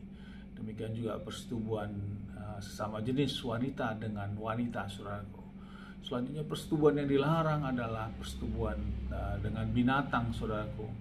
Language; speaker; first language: Indonesian; native; Indonesian